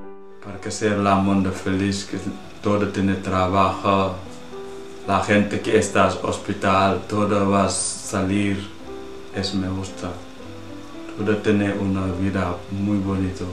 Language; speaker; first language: Spanish; non-native, learner; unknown